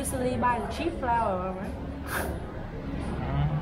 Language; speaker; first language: English; non-native, learner; Vietnamese